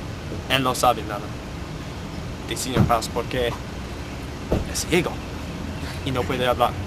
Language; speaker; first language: Spanish; non-native, learner; English